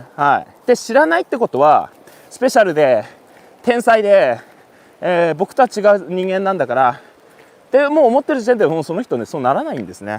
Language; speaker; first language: Japanese; native; Japanese